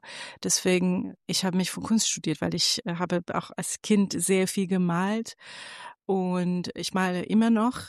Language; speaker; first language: German; non-native, fluent; Persian